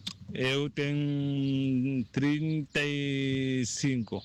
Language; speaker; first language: Portuguese; non-native, learner; Wolof